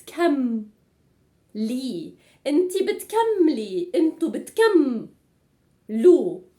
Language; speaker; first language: Arabic; native; Arabic